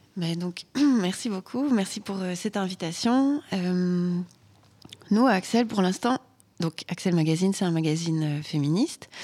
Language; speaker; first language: French; native; French